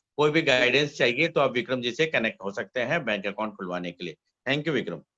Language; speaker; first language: Hindi; native; Hindi